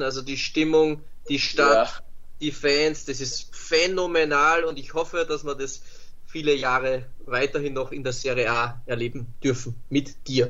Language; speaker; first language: German; native; German